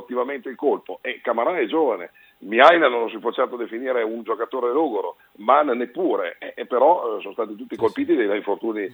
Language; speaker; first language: Italian; native; Italian